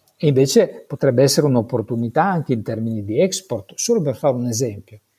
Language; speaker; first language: Italian; native; Italian